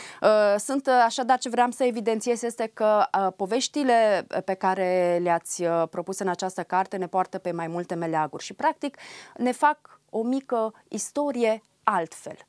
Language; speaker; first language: Romanian; native; Romanian